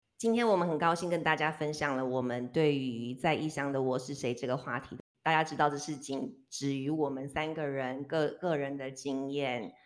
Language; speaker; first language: Chinese; native; Chinese